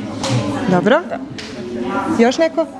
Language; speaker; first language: Bosnian; native; Bosnian